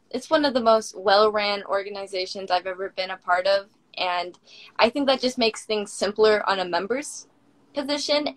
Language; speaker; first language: English; native; English